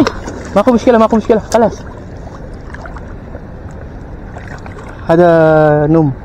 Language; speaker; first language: Arabic; non-native, learner; Filipino